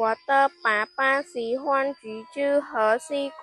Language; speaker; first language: Chinese; non-native, learner; Khmer